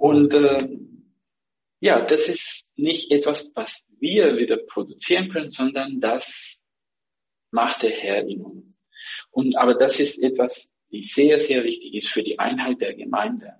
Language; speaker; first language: German; non-native, fluent; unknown